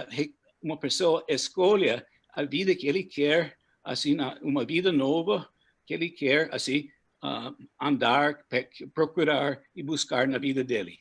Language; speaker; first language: Portuguese; non-native, fluent; English